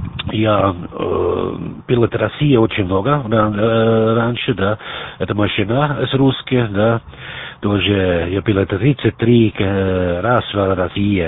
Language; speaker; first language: Russian; non-native, learner; German